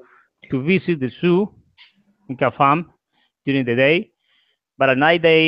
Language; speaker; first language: English; non-native, learner; Spanish